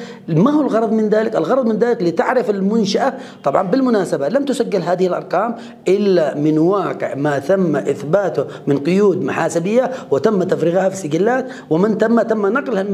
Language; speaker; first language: Arabic; native; Arabic